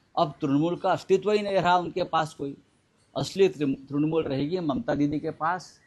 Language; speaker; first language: Hindi; non-native, local second language; Marathi